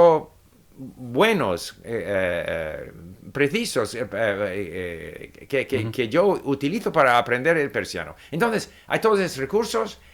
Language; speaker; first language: Spanish; non-native, fluent; English